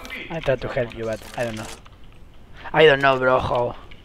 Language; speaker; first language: English; non-native, learner; Spanish